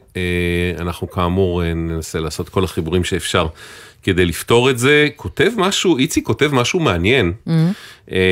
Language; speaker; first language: Hebrew; native; Hebrew